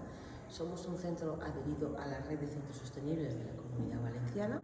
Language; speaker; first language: Spanish; native; Spanish